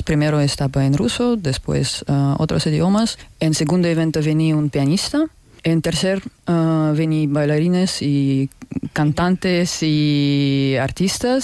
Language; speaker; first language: Spanish; non-native, learner; Russian